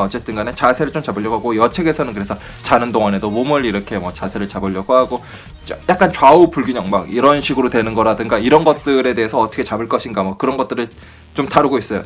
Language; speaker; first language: Korean; native; Korean